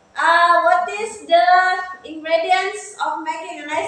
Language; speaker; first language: English; non-native, learner; Indonesian